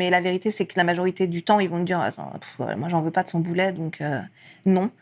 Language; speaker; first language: French; early bilingual, other home language; Persian